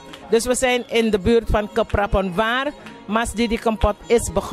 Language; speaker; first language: Dutch; non-native, local second language; Javanese